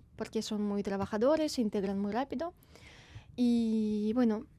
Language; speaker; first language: Spanish; non-native, fluent; Ukrainian